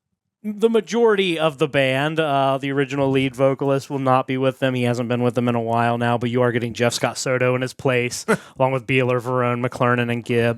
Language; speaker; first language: English; native; English